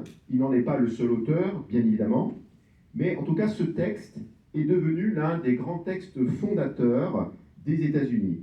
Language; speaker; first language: French; native; French